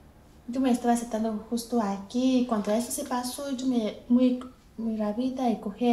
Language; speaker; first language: Spanish; non-native, learner; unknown